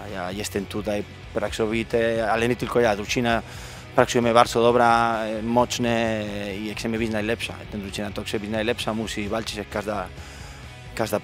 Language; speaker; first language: Polish; non-native, learner; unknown